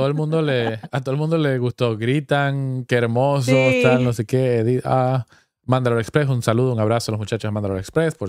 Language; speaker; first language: Spanish; native; Spanish